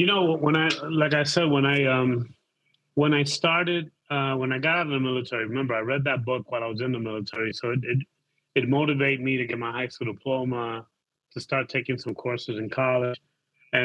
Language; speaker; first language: English; native; English